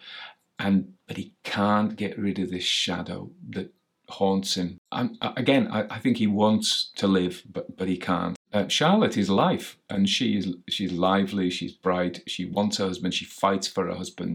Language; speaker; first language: English; native; English